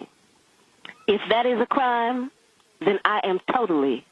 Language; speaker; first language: English; native; English